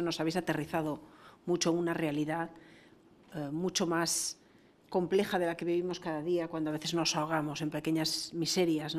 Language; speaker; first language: Spanish; native; Spanish